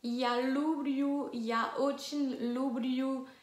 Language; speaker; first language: Russian; non-native, learner; French